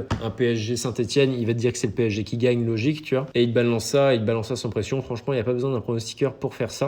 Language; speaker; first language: French; native; French